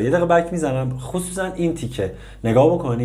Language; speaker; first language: Persian; native; Persian